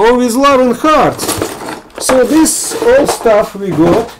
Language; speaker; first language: English; non-native, fluent; Russian